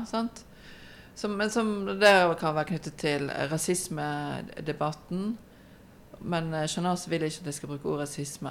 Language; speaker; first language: Norwegian; native; Norwegian